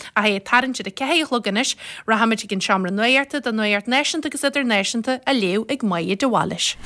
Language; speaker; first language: Irish; native; Irish